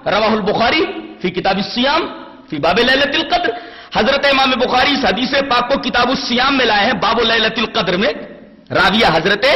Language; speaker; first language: Urdu; native; Urdu